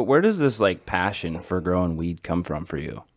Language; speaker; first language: English; native; English